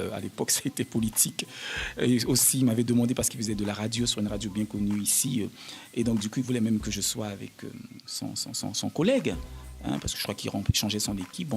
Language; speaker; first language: French; native; French